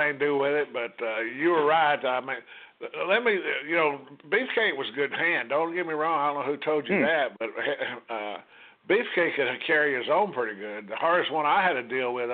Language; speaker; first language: English; native; English